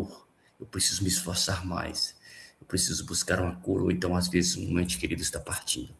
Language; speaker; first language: Portuguese; native; Portuguese